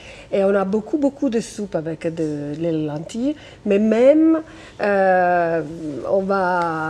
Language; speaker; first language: French; non-native, fluent; Italian